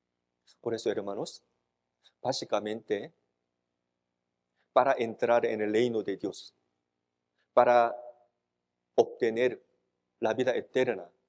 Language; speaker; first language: Spanish; non-native, fluent; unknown